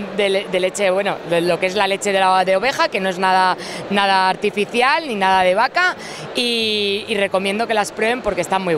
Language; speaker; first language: Spanish; native; Spanish